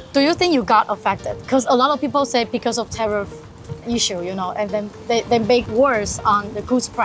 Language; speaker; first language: English; non-native, fluent; Chinese